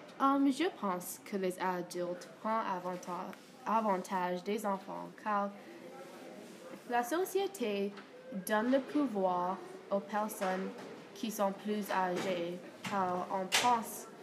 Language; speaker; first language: French; non-native, learner; English